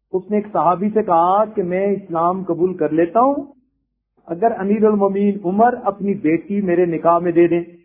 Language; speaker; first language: Urdu; native; Urdu